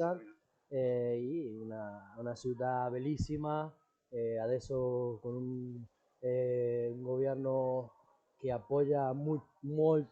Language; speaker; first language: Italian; non-native, learner; Spanish